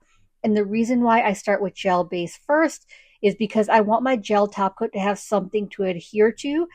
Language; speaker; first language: English; native; English